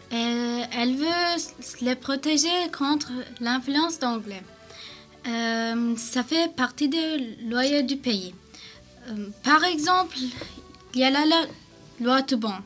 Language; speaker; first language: French; non-native, learner; Turkish